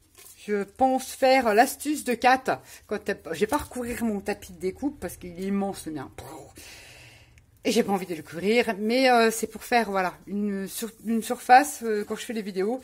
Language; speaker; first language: French; native; French